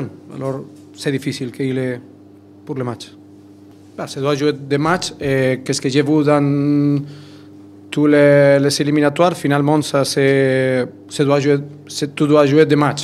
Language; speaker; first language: French; non-native, fluent; Spanish